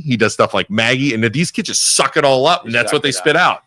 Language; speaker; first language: English; native; English